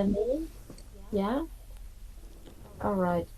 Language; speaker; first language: English; non-native, fluent; Spanish